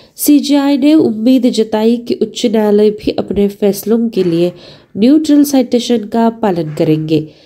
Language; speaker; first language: Hindi; non-native, local second language; Marathi